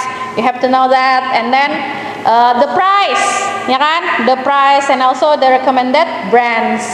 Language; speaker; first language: English; non-native, fluent; Indonesian